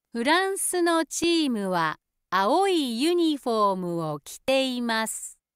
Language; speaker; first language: Japanese; native; Japanese